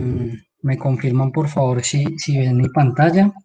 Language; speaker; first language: Spanish; native; Spanish